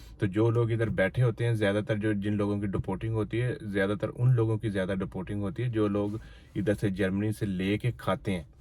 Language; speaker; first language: Urdu; non-native, local second language; Punjabi